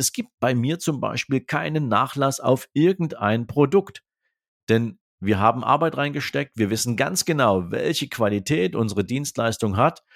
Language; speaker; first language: German; native; German